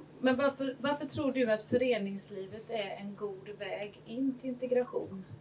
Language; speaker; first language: Swedish; native; Swedish